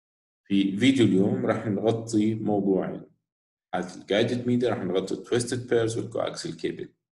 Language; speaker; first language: Arabic; native; Arabic